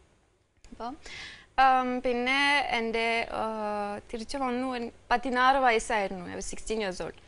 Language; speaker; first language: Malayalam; non-native, fluent; French